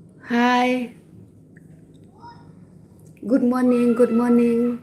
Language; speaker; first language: Hindi; non-native, learner; Khasi